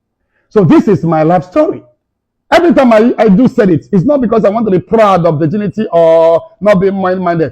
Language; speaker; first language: English; non-native, local second language; Igbo